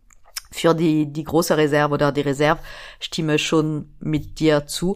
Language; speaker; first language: German; non-native, fluent; French